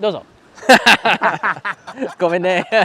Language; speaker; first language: Japanese; non-native, learner; English